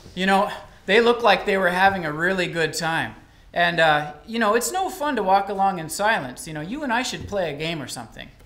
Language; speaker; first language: English; native; English